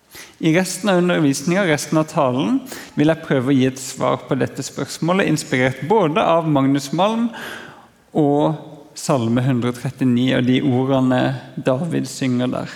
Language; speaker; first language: Norwegian; native; Norwegian